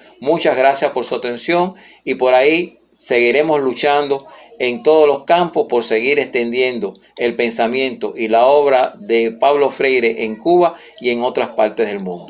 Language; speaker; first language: Spanish; native; Spanish